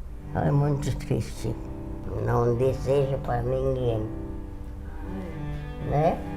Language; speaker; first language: Portuguese; non-native, learner; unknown